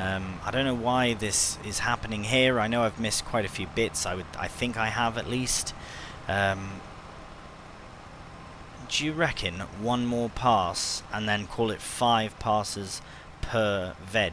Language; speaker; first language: English; native; English